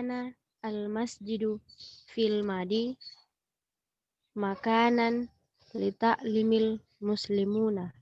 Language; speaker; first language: Arabic; non-native, learner; Indonesian